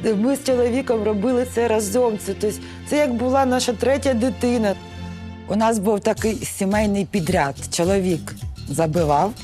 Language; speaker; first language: Ukrainian; native; Ukrainian